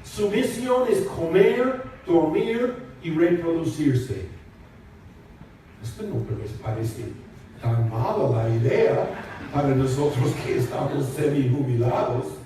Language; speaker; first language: Spanish; non-native, fluent; English